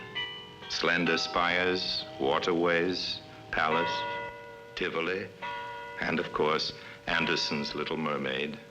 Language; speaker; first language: English; native; English